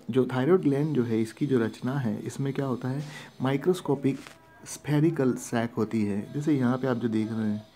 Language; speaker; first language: Hindi; non-native, local second language; Gujarati